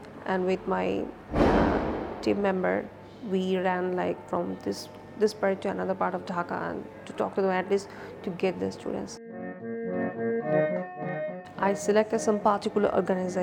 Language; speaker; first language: English; non-native, local second language; Bangla